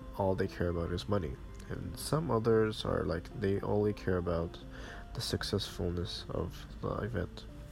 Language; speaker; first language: English; non-native, fluent; Arabic